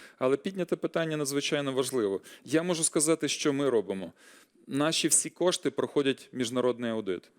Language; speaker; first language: Ukrainian; native; Ukrainian